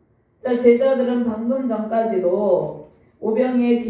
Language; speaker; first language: Korean; native; Korean